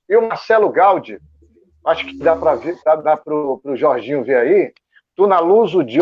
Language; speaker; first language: Portuguese; native; Portuguese